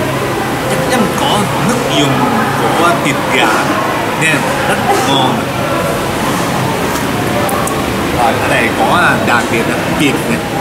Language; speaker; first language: Vietnamese; non-native, learner; Japanese